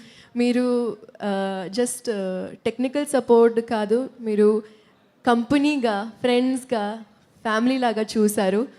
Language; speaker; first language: Telugu; non-native, local second language; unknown